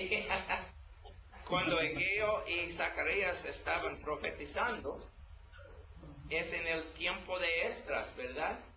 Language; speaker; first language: Spanish; non-native, learner; English